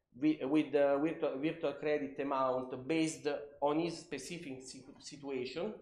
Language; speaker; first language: English; non-native, learner; Italian